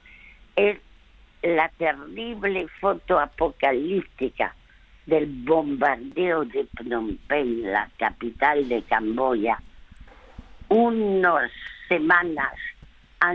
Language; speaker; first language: Spanish; early bilingual, other home language; French